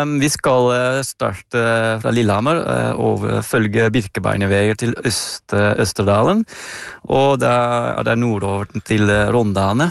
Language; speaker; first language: Norwegian; non-native, fluent; Dutch